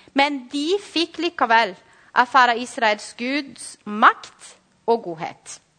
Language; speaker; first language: Norwegian; non-native, fluent; Portuguese